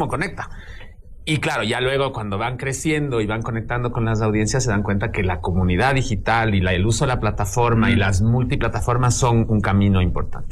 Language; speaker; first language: Spanish; native; Spanish